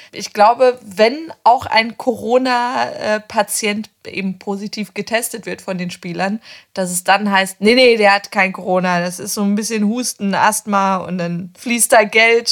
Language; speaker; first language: German; native; German